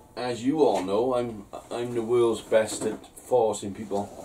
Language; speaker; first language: English; native; English